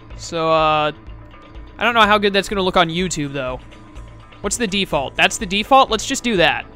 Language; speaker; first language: English; native; English